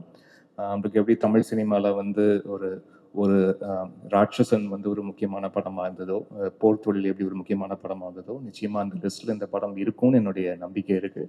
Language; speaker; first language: Tamil; native; Tamil